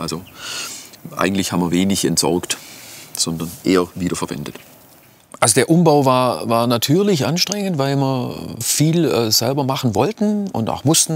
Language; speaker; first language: German; native; German